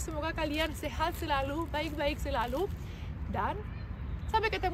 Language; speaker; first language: Indonesian; non-native, fluent; Romanian